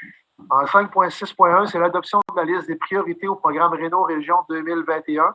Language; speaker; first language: French; native; French